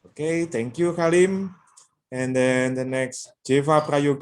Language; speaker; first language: English; non-native, local second language; Indonesian